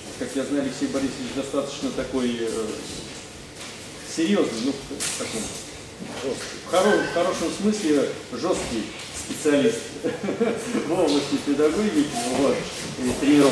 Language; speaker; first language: Russian; native; Russian